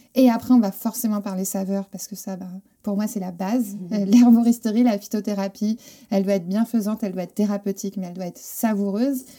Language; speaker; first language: French; non-native, fluent; Spanish